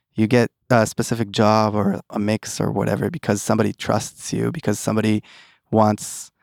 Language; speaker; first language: English; early bilingual, other home language; Hebrew